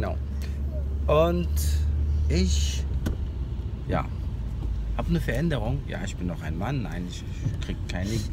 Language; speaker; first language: German; early bilingual, other home language; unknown